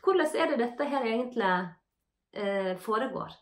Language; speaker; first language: Norwegian; native; Norwegian